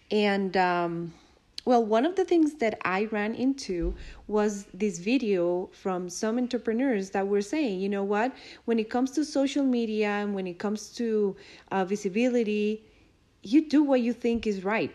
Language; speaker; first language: English; non-native, fluent; Spanish